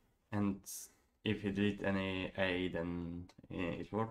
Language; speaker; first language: English; non-native, fluent; Polish